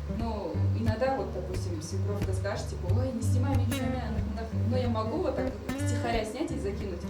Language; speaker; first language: Russian; non-native, local second language; Uyghur